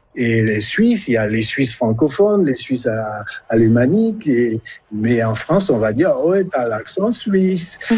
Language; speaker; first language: French; non-native, local second language; Hausa